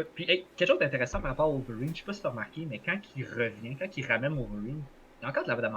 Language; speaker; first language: French; native; French